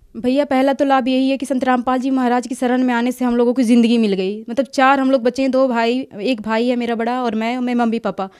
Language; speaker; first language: Hindi; native; Hindi